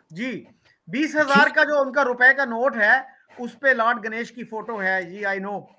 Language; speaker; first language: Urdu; non-native, local second language; Punjabi